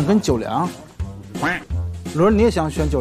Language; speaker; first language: Chinese; native; Chinese